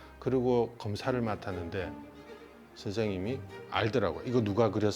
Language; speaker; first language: Korean; native; Korean